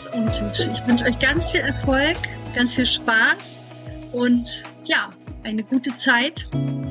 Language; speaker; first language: German; native; German